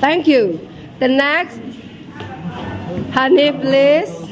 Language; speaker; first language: English; non-native, fluent; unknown